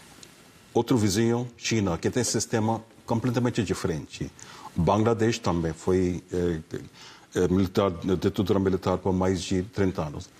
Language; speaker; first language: Portuguese; non-native, fluent; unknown